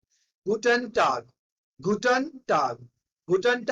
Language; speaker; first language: German; non-native, fluent; Hindi